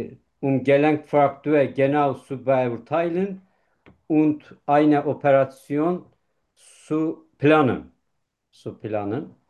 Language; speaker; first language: German; non-native, learner; Turkish